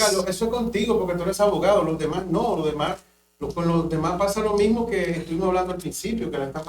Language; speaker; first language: Spanish; native; Spanish